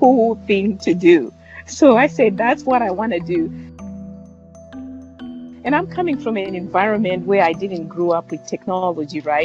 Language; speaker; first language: English; non-native, local second language; Shona